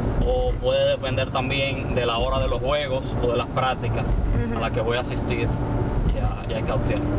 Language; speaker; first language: Spanish; native; Spanish